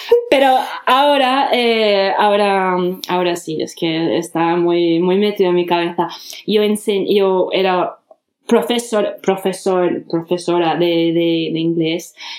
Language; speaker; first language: Spanish; non-native, fluent; English